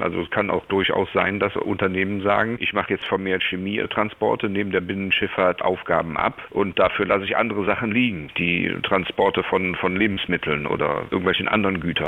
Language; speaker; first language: German; native; German